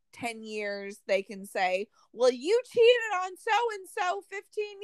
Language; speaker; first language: English; native; English